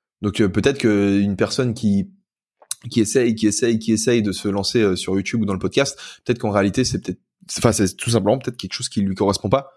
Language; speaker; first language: French; native; French